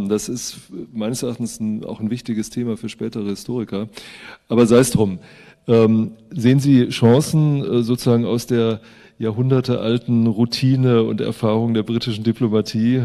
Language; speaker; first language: German; native; German